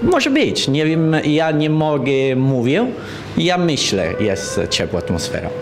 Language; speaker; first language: Polish; non-native, learner; Italian